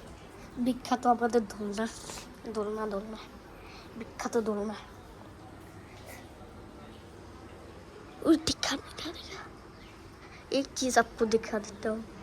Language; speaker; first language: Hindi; non-native, learner; Bangla